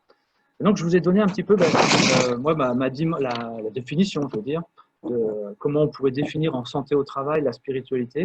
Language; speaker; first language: French; native; French